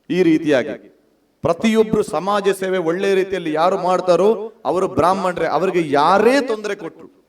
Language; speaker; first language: Kannada; non-native, local second language; Tulu